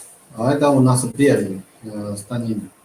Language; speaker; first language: Russian; non-native, learner; Chinese